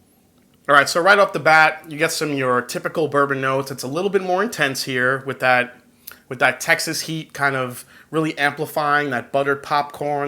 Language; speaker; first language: English; native; English